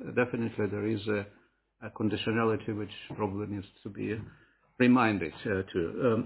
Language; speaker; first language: English; non-native, fluent; Ukrainian